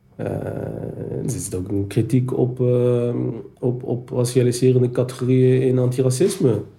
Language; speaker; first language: Dutch; early bilingual, other home language; Turkish